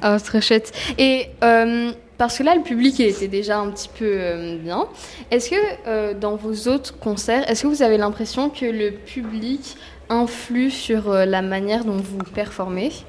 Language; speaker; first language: French; native; French